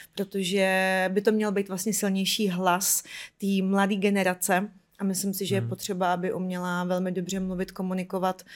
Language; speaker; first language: Czech; non-native, fluent; Ukrainian